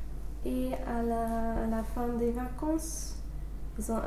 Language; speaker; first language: French; non-native, learner; English